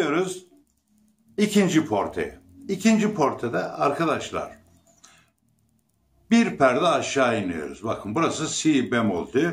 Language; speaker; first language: Turkish; native; Turkish